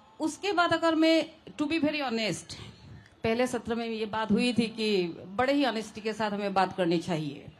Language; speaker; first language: Hindi; non-native, local second language; Assamese